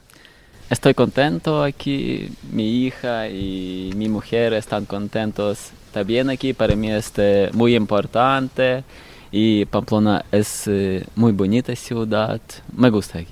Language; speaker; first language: Spanish; non-native, learner; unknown